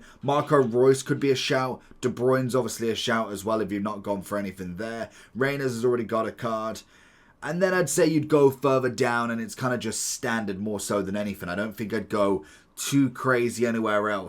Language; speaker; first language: English; native; English